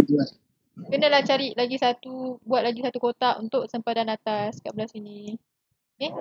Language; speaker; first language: Malay; native; Malay